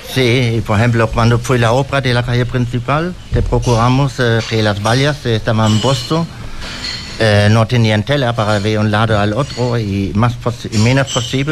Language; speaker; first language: Spanish; non-native, learner; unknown